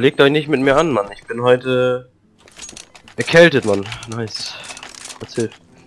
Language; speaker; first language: German; native; German